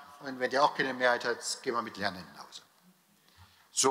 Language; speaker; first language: German; native; German